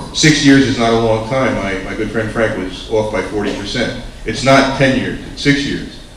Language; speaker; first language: English; native; English